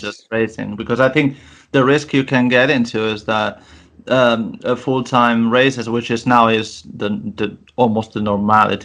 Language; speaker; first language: English; non-native, fluent; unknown